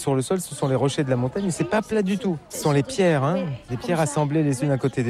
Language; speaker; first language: French; native; French